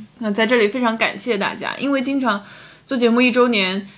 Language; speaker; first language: Chinese; native; Chinese